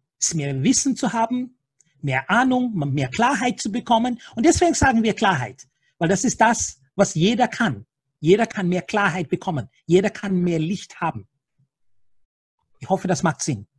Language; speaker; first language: German; non-native, fluent; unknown